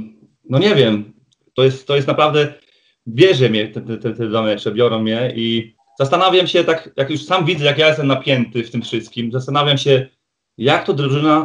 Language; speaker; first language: Polish; early bilingual, heritage; Polish